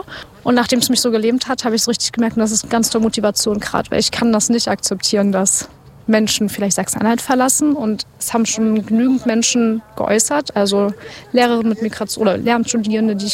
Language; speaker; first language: German; native; German